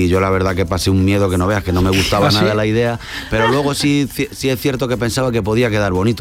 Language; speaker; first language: Spanish; native; Spanish